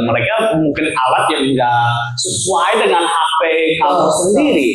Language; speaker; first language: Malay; non-native, learner; English